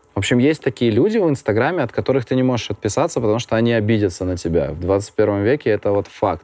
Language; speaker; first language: Russian; native; Russian